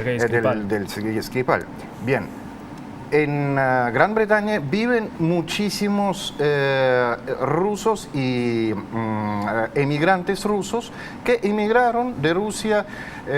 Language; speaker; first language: Spanish; non-native, fluent; Russian